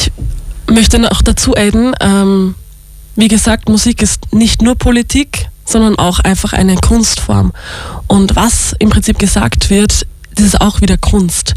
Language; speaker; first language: German; native; German